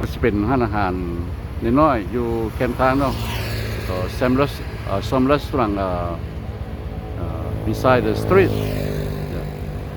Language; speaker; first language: English; non-native, learner; Lao